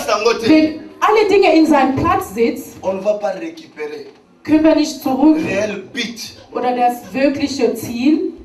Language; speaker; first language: German; non-native, learner; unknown